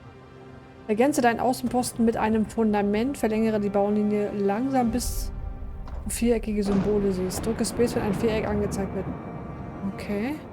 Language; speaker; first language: German; native; German